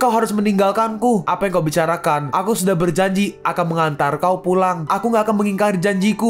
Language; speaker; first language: Indonesian; native; Indonesian